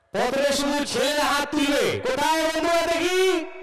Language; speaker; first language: Hindi; non-native, local second language; Bangla